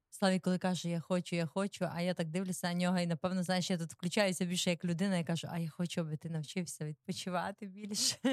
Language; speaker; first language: Ukrainian; native; Ukrainian